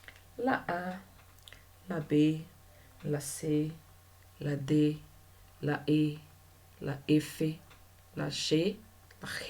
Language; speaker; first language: Spanish; non-native, learner; Portuguese